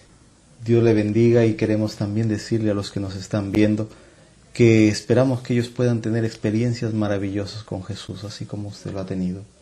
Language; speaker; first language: Spanish; native; Spanish